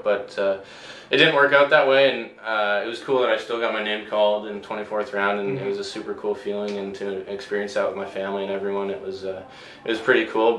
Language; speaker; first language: English; native; English